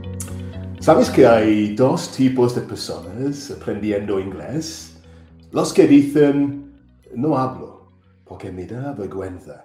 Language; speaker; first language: Spanish; non-native, fluent; English